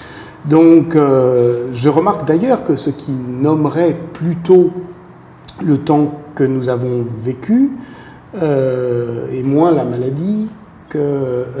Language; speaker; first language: French; native; French